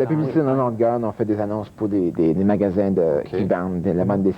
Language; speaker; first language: French; native; French